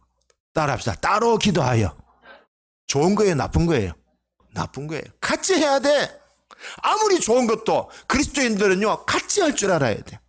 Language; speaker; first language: Korean; native; Korean